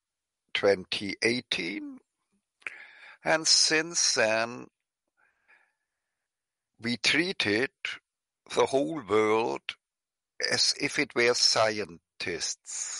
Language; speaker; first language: English; non-native, fluent; German